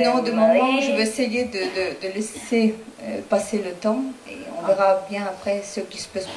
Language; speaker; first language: French; non-native, fluent; Spanish